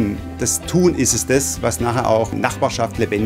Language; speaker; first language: German; native; German